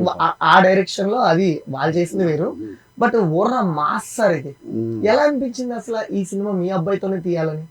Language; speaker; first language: Telugu; native; Telugu